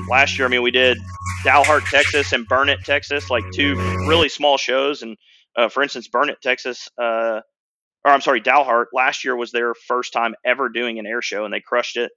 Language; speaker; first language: English; native; English